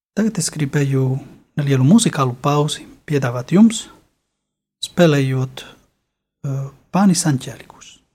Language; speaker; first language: Latvian; non-native, fluent; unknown